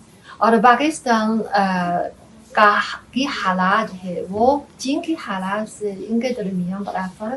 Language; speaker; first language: Hindi; non-native, fluent; Chinese